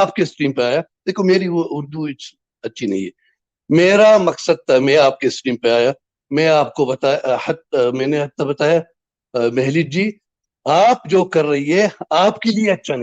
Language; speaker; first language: Hindi; non-native, fluent; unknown